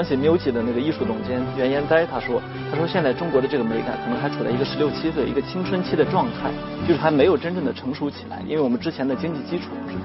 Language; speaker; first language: Chinese; native; Chinese